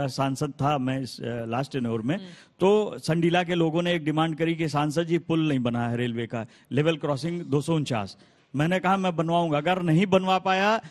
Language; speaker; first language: Hindi; native; Hindi